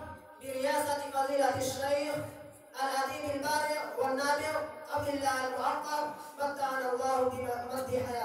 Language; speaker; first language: Arabic; non-native, learner; Urdu